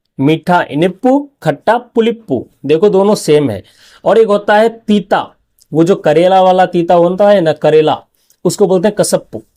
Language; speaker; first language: Hindi; native; Hindi